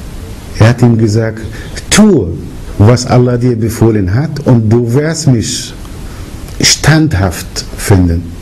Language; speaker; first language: German; early bilingual, other home language; Arabic